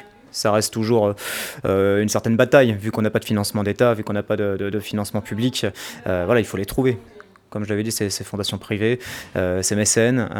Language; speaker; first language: French; native; French